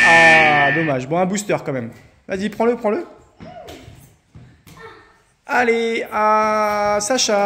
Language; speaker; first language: French; native; French